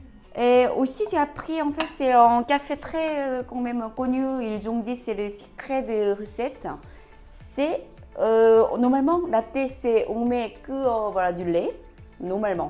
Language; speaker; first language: French; non-native, learner; Korean